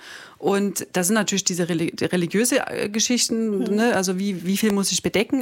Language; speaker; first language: German; native; German